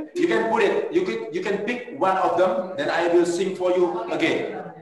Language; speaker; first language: English; non-native, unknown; Indonesian